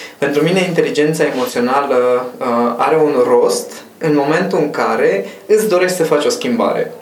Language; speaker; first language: Romanian; non-native, local second language; Hungarian